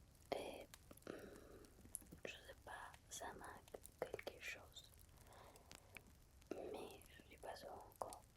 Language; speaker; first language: French; non-native, fluent; Spanish